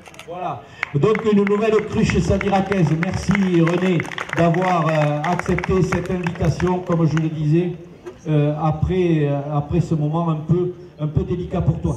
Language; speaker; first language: French; native; French